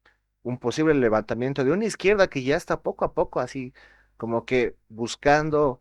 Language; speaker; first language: Spanish; native; Spanish